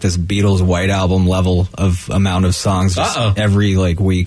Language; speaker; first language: English; native; English